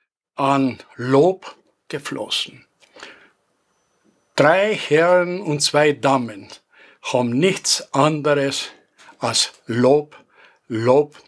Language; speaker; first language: German; non-native, fluent; Greek